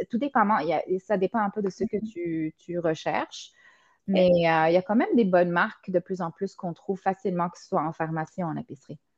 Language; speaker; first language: French; non-native, local second language; Arabic